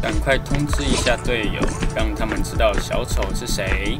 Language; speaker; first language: Chinese; native; Chinese